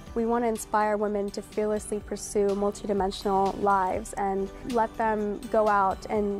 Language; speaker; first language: English; native; English